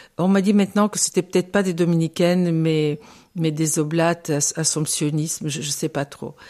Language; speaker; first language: French; non-native, fluent; Bulgarian